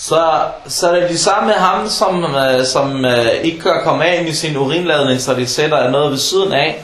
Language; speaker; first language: Danish; non-native, fluent; Arabic